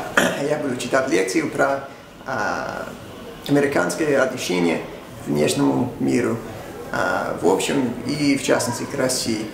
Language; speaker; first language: Russian; non-native, fluent; English